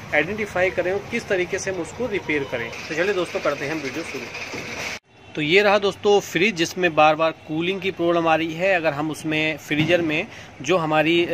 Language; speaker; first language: Hindi; native; Hindi